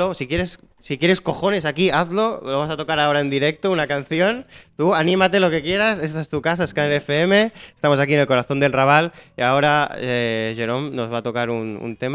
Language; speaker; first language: Spanish; native; Spanish